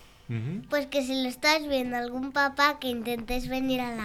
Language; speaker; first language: Spanish; native; Spanish